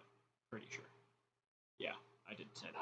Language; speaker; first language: English; native; English